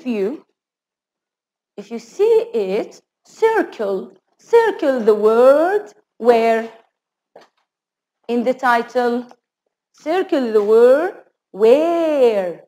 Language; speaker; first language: English; non-native, fluent; Arabic